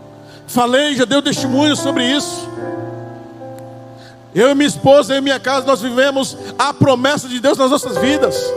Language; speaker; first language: Portuguese; native; Portuguese